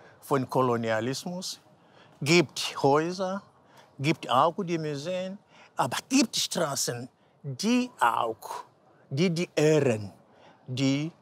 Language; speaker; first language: German; non-native, fluent; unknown